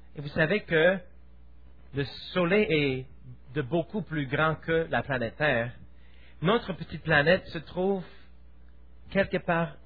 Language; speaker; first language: French; native; French